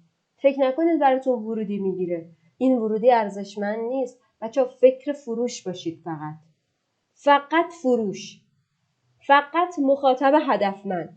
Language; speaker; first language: Persian; native; Persian